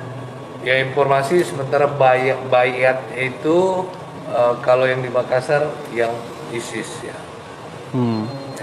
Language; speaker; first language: Indonesian; native; Indonesian